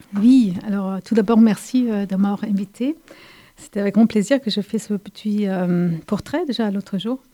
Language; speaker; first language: French; non-native, fluent; German